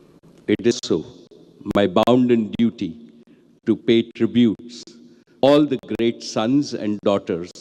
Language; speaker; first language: English; non-native, local second language; Gujarati